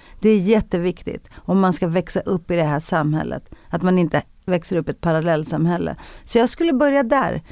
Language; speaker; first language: Swedish; early bilingual, other home language; Greek